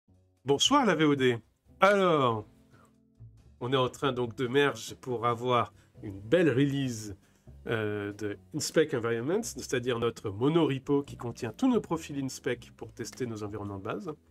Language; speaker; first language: French; native; French